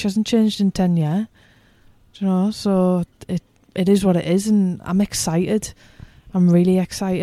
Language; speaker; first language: English; native; English